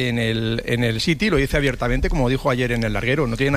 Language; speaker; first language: Spanish; native; Spanish